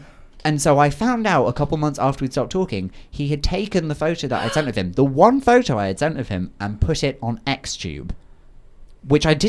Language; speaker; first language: English; native; English